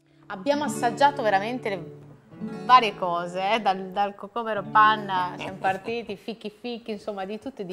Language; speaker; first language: Italian; native; Italian